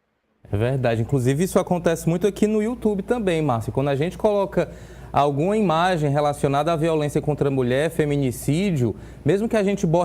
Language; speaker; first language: Portuguese; native; Portuguese